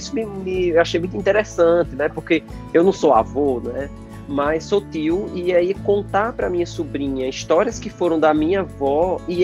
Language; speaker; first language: Portuguese; native; Portuguese